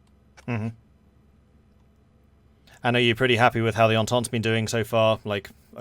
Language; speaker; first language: English; native; English